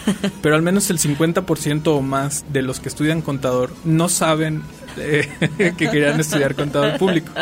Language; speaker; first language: Spanish; native; Spanish